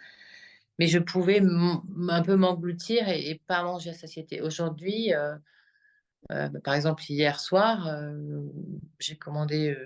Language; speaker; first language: French; native; French